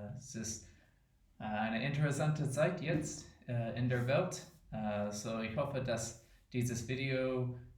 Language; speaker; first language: German; non-native, fluent; English